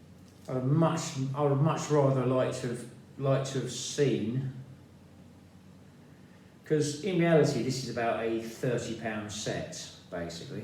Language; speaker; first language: English; native; English